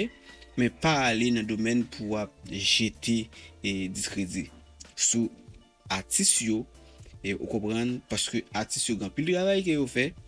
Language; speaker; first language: Haitian Creole; native; Haitian Creole